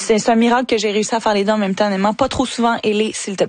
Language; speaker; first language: French; native; French